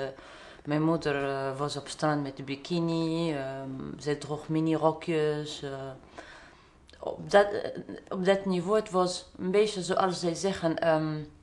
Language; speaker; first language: Dutch; non-native, fluent; Arabic